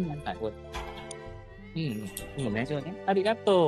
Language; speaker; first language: Japanese; early bilingual, heritage; English